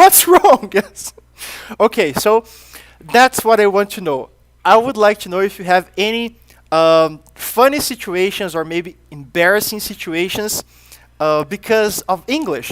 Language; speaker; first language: English; non-native, fluent; Portuguese